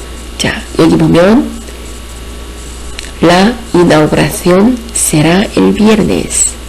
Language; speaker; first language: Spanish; non-native, fluent; Korean